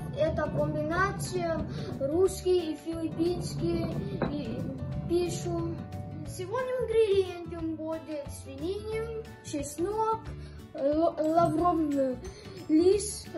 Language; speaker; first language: Russian; non-native, learner; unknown